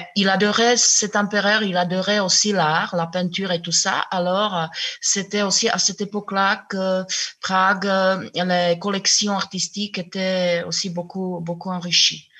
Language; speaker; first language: French; non-native, fluent; Czech